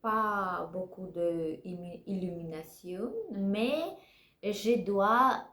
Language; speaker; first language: French; non-native, learner; Russian